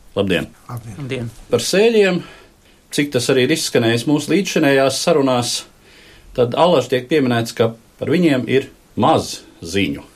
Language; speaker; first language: Latvian; native; Latvian